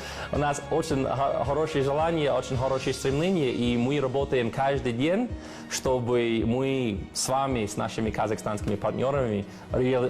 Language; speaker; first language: Russian; non-native, fluent; English